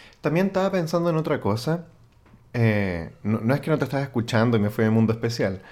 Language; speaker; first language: Spanish; native; Spanish